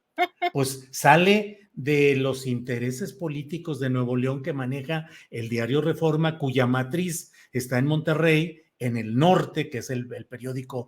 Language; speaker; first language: Spanish; native; Spanish